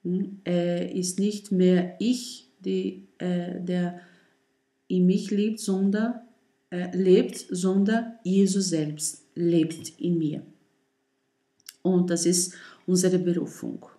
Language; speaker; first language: German; non-native, learner; Portuguese